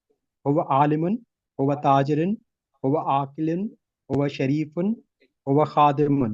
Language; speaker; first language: Arabic; non-native, learner; Urdu